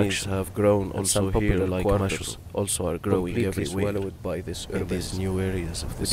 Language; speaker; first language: English; non-native, fluent; Arabic